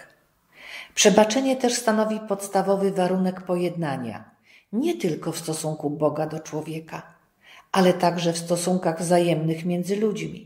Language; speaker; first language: Polish; native; Polish